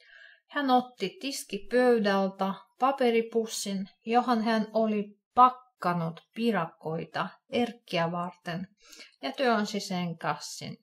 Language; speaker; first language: Finnish; non-native, fluent; Russian